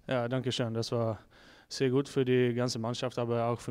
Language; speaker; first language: German; non-native, learner; Swedish